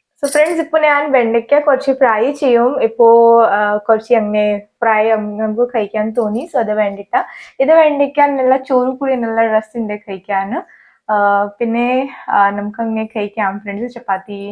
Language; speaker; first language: Malayalam; non-native, learner; Hindi